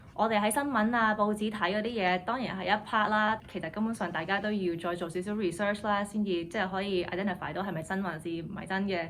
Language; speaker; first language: Cantonese; early bilingual, heritage; Cantonese